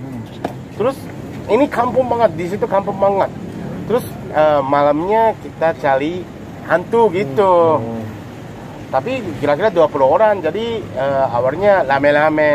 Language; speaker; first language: Indonesian; non-native, learner; Japanese